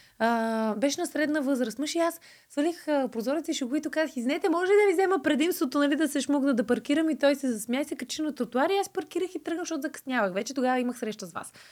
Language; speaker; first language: Bulgarian; native; Bulgarian